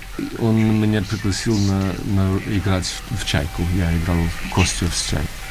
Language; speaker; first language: Russian; early bilingual, heritage; Russian